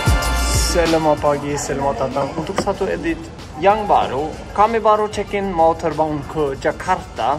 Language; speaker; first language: Indonesian; non-native, fluent; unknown